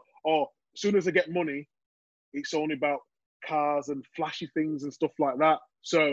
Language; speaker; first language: English; native; English